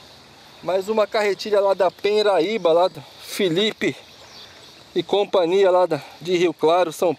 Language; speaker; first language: Portuguese; native; Portuguese